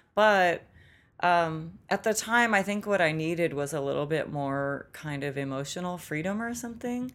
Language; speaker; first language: English; native; English